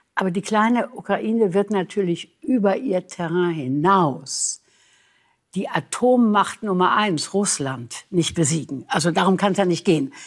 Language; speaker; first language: German; native; German